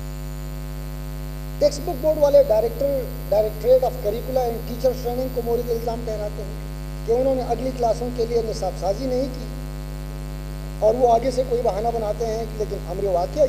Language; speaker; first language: Urdu; non-native, local second language; Northern Hindko